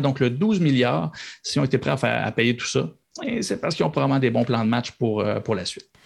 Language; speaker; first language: French; native; French